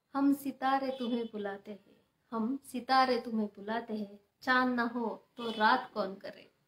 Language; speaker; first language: Hindi; non-native, local second language; Marathi